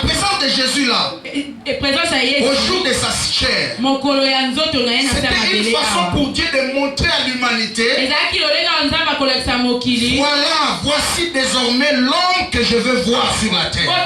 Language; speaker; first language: French; non-native, local second language; Lingala